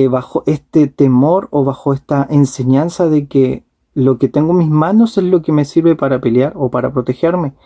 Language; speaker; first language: Spanish; native; Spanish